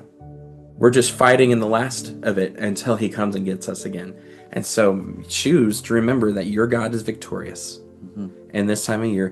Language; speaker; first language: English; native; English